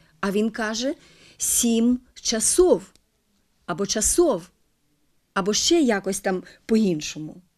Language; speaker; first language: Ukrainian; native; Ukrainian